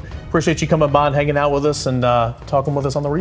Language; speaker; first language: English; native; English